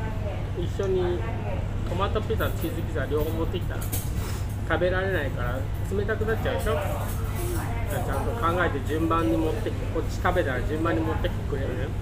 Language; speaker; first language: Japanese; native; Japanese